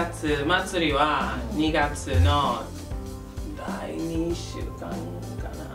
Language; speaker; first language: Japanese; non-native, fluent; English